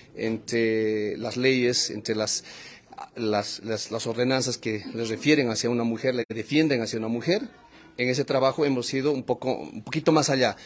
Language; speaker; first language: Spanish; native; Spanish